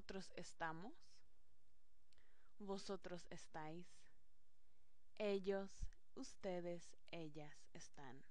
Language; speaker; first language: Spanish; non-native, fluent; English